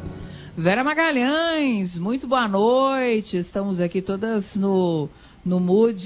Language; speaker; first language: Portuguese; native; Portuguese